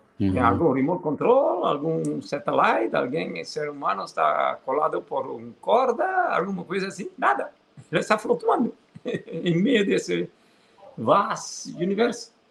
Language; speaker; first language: Portuguese; non-native, fluent; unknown